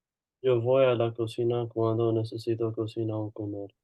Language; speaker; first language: Spanish; non-native, learner; English